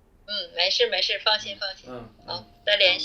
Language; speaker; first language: Chinese; native; Chinese